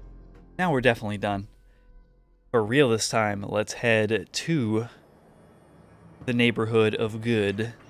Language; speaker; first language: English; native; English